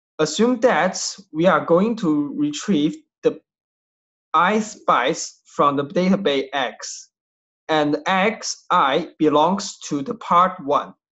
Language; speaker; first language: English; non-native, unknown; Chinese